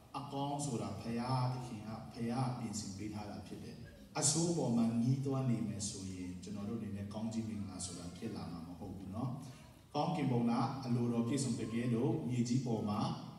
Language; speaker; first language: Burmese; non-native, local second language; Tedim Chin